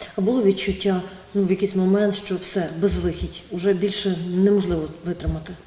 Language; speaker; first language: Ukrainian; native; Ukrainian